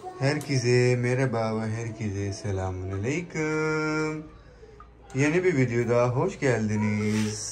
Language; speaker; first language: Turkish; non-native, learner; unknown